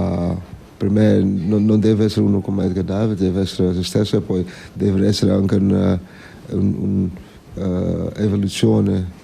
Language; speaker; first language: Italian; non-native, fluent; Dutch